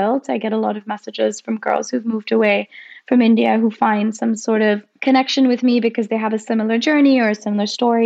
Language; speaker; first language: English; non-native, local second language; Hindi